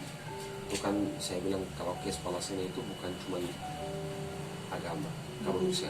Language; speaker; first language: Indonesian; non-native, fluent; Arabic